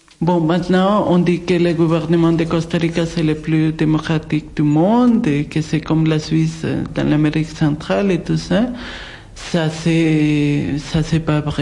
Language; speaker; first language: French; non-native, fluent; Spanish